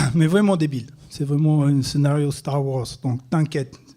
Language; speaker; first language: French; non-native, fluent; English